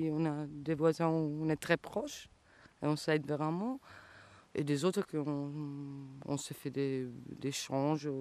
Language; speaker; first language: French; non-native, fluent; Italian